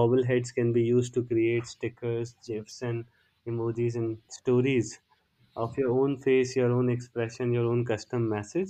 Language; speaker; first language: English; non-native, local second language; Hindi